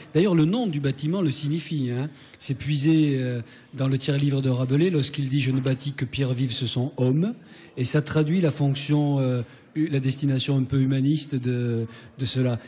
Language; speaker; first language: French; native; French